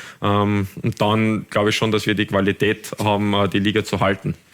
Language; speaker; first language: German; native; German